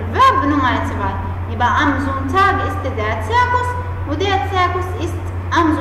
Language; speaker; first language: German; non-native, fluent; Arabic